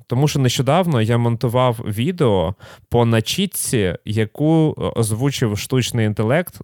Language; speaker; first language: Ukrainian; non-native, local second language; Russian